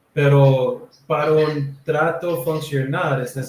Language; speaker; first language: Spanish; non-native, learner; English